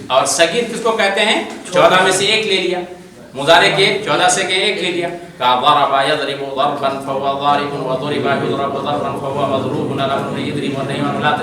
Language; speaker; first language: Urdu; non-native, local second language; Bangla